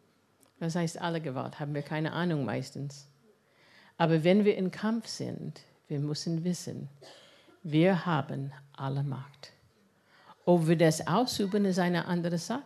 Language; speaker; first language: German; non-native, fluent; English